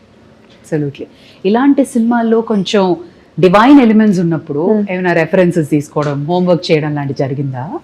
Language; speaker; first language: Telugu; native; Telugu